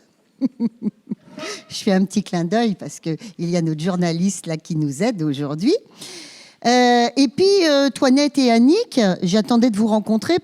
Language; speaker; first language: French; native; French